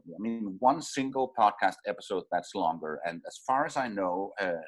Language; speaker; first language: English; non-native, fluent; Danish